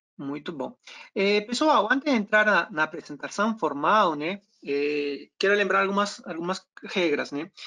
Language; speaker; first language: Portuguese; non-native, fluent; Spanish